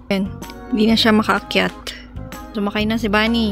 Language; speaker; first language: Filipino; native; Filipino